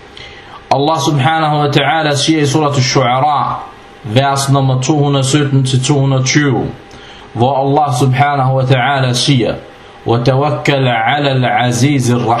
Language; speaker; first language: Danish; non-native, fluent; Arabic